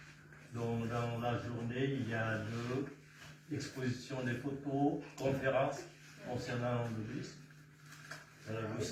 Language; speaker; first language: French; non-native, fluent; Vietnamese